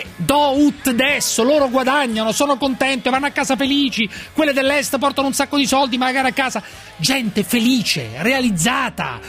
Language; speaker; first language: Italian; native; Italian